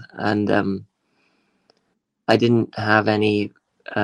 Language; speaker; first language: English; native; English